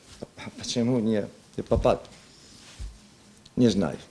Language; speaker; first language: Russian; non-native, learner; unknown